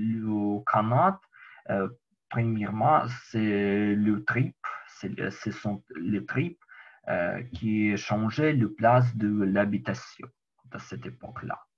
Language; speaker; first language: French; non-native, learner; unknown